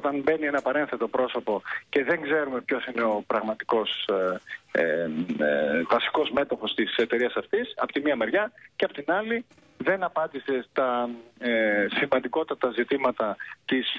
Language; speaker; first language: Greek; native; Greek